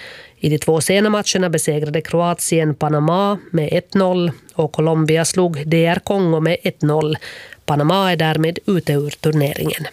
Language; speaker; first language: Swedish; native; Swedish